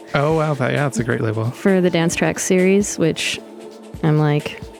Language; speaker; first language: English; native; English